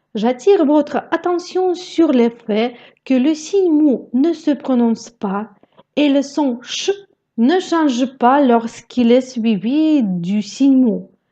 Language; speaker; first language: French; non-native, fluent; Russian